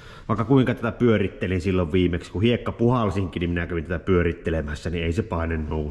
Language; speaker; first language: Finnish; native; Finnish